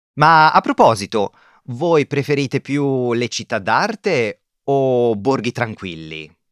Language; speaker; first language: Italian; native; Italian